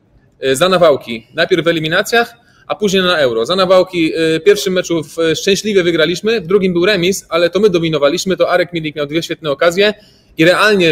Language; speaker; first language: Polish; native; Polish